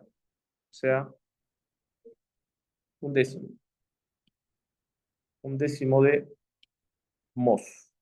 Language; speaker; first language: Spanish; native; Spanish